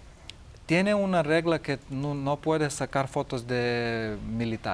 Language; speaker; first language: Spanish; non-native, learner; Lithuanian